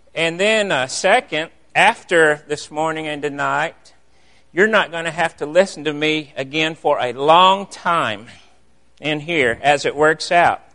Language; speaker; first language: English; native; English